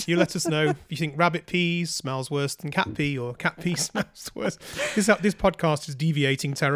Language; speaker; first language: English; native; English